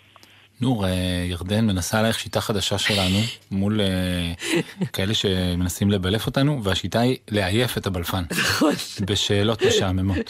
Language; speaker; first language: Hebrew; native; Hebrew